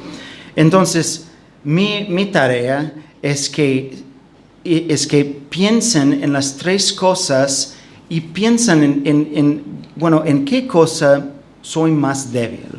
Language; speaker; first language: Spanish; non-native, fluent; English